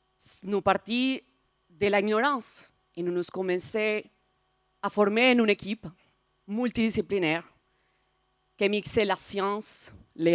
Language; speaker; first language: French; non-native, fluent; Spanish